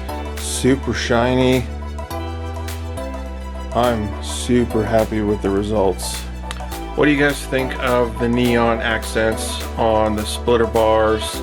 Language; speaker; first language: English; native; English